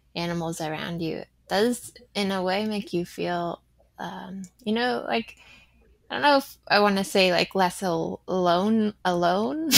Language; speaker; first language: English; native; English